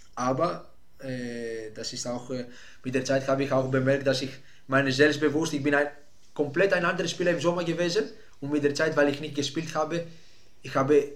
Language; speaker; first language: German; non-native, fluent; Greek